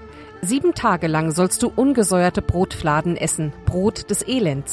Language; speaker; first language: German; native; German